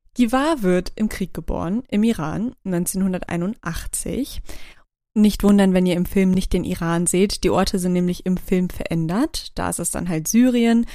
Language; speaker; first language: German; early bilingual, other home language; Turkish